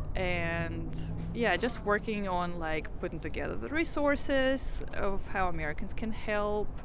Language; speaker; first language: English; non-native, fluent; Russian